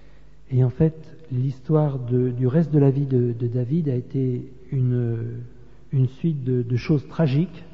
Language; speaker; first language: French; native; French